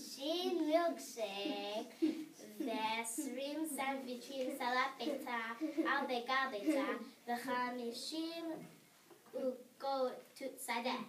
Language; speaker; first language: Hebrew; non-native, learner; English